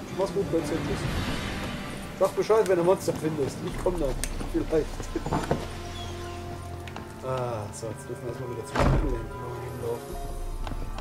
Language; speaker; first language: German; native; German